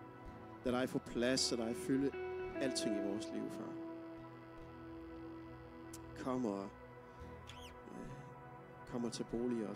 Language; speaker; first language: Danish; native; Danish